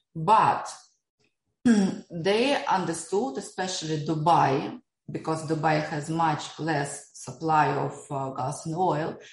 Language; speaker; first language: English; non-native, fluent; Russian